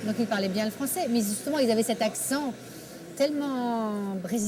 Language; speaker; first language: French; native; French